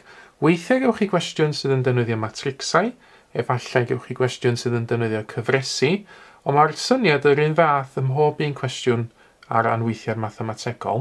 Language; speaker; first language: Welsh; native; Welsh